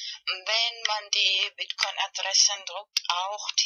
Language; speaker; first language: German; non-native, fluent; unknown